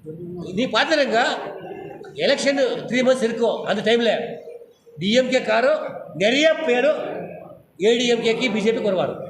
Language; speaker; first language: Tamil; non-native, learner; Kannada